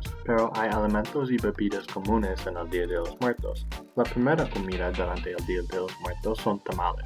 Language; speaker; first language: Spanish; non-native, learner; English